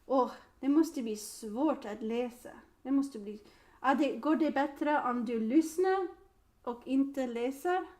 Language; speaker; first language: Swedish; non-native, learner; English